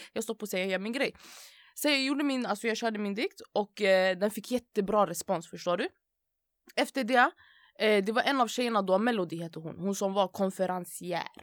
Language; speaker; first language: Swedish; early bilingual, other home language; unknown